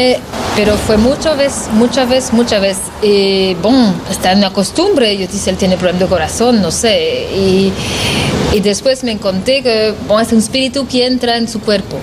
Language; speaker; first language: Spanish; non-native, learner; French